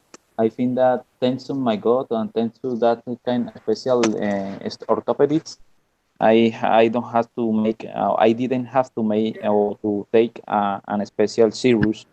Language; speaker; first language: English; non-native, learner; Spanish